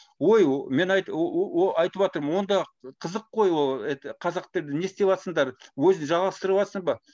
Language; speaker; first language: Kazakh; non-native, fluent; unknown